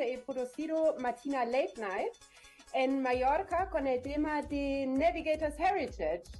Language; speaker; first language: Spanish; non-native, learner; German